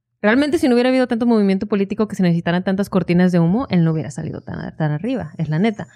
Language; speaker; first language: Spanish; native; Spanish